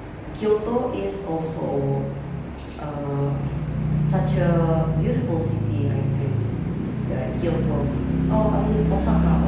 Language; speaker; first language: English; non-native, learner; Indonesian